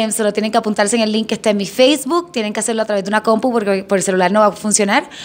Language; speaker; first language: Spanish; native; Spanish